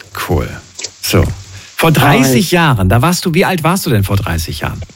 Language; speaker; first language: German; native; German